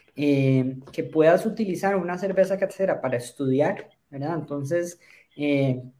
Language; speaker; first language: Spanish; native; Spanish